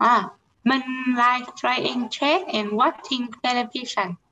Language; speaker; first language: English; non-native, learner; Vietnamese